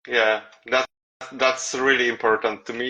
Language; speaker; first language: English; non-native, learner; Polish